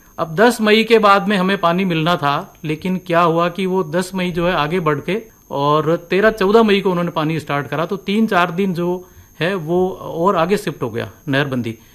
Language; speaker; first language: Hindi; native; Hindi